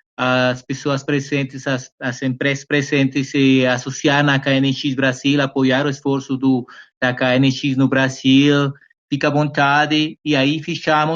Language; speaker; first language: Portuguese; non-native, fluent; Spanish